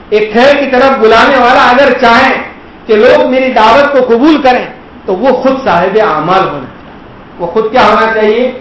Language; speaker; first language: Urdu; non-native, local second language; Gujarati